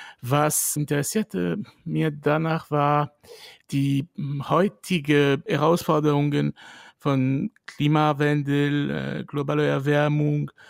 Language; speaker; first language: German; non-native, fluent; French